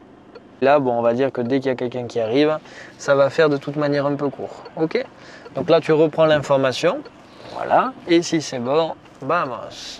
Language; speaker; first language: French; native; French